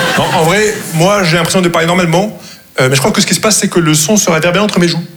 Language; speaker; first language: French; non-native, local second language; Arabic